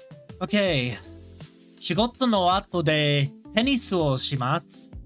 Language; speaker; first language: Japanese; non-native, learner; English